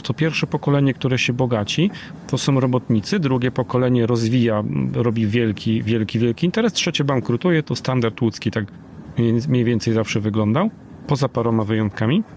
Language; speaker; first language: Polish; native; Polish